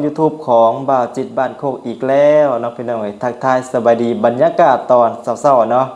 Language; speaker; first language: Thai; non-native, local second language; Northeastern Thai